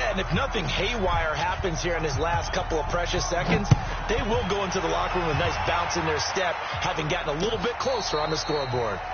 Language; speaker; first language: English; native; English